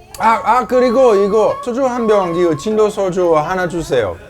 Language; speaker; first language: Korean; non-native, learner; Italian